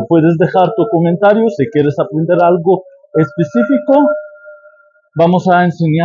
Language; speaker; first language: Spanish; non-native, fluent; Arabic